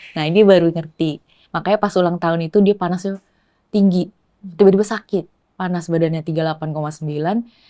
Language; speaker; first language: Indonesian; native; Indonesian